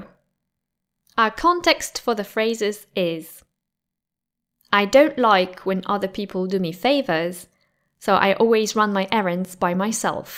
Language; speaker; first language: English; non-native, fluent; Polish